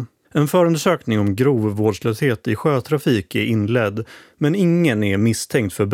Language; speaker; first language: Swedish; native; Swedish